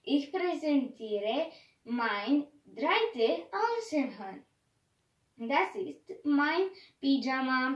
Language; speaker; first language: German; non-native, learner; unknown